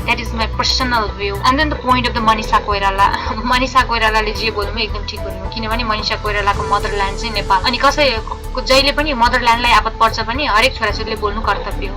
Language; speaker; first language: Nepali; native; Nepali